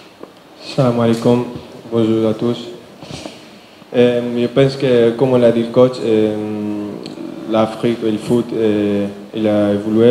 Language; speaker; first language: French; non-native, learner; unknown